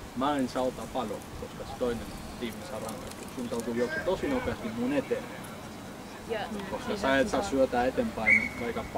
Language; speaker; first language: Finnish; non-native, fluent; English